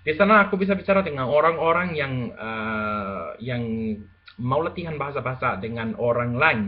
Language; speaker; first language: Indonesian; non-native, learner; Spanish